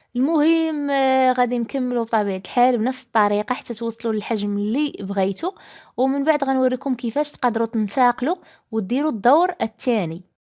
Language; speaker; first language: Arabic; native; Arabic